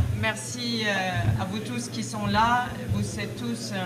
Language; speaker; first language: French; non-native, fluent; Swedish